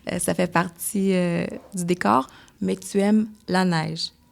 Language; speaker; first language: French; native; French